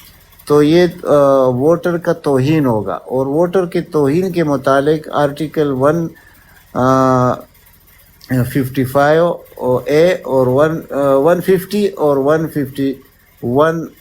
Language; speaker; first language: Urdu; native; Urdu